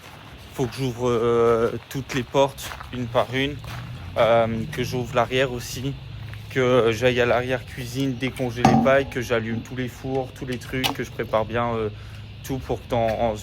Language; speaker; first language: French; native; French